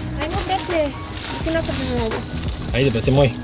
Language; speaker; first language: English; non-native, fluent; Serbian